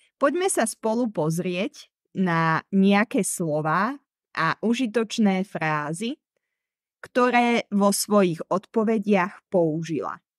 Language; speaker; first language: Slovak; native; Slovak